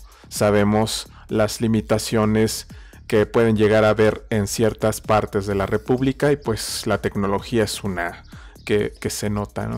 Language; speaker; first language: Spanish; native; Spanish